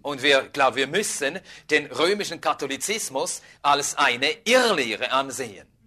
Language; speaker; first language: German; native; German